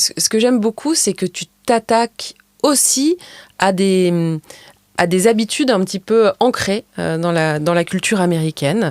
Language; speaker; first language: French; native; French